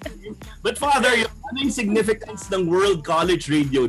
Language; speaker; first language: Filipino; native; Filipino